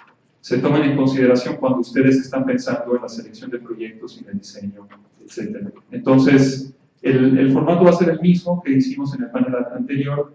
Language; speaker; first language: Spanish; native; Spanish